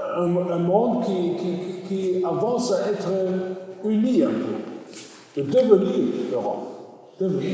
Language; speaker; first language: French; non-native, learner; German